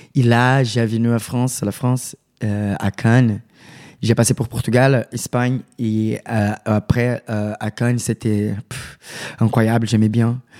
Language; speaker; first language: French; non-native, learner; Portuguese